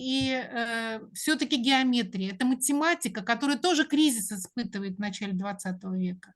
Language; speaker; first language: Russian; native; Russian